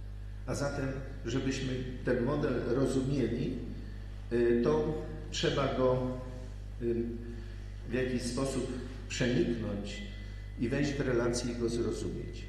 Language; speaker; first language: Polish; native; Polish